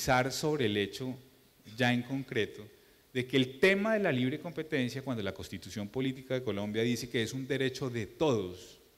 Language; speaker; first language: Spanish; native; Spanish